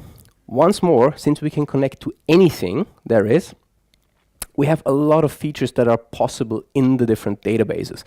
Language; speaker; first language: English; non-native, fluent; German